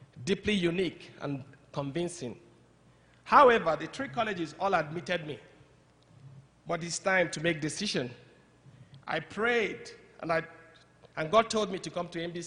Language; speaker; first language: English; non-native, local second language; Igbo